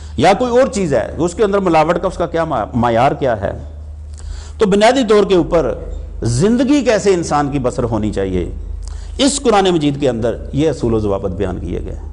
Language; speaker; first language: Urdu; non-native, local second language; Punjabi